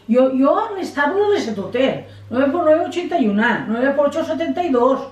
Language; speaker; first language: Spanish; non-native, local second language; Catalan